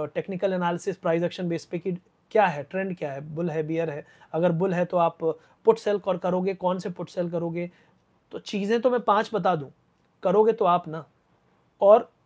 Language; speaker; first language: Hindi; non-native, local second language; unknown